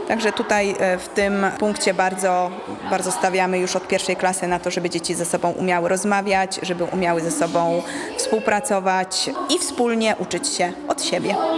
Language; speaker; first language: Polish; native; Polish